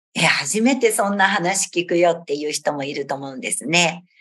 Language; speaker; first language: Japanese; native; Japanese